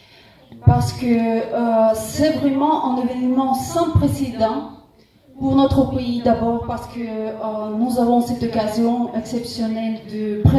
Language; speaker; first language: French; non-native, fluent; Russian